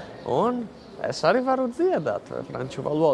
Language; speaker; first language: Latvian; non-native, learner; Italian